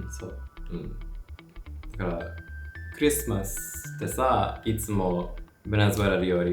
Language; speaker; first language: Japanese; non-native, learner; English